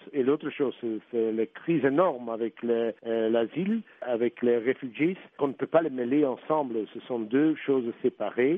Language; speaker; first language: French; non-native, local second language; Dutch